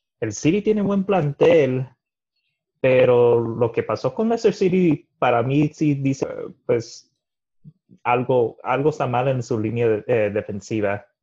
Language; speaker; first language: Spanish; early bilingual, heritage; Spanish